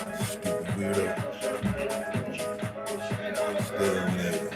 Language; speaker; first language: English; native; English